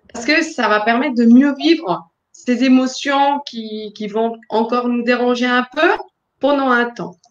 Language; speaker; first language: French; non-native, fluent; Spanish